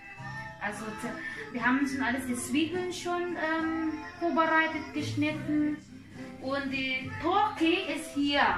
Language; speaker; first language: German; non-native, learner; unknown